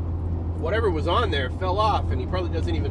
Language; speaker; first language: English; native; English